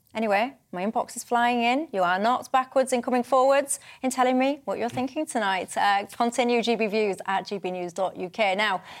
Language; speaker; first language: English; native; English